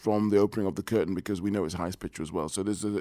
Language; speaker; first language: English; native; English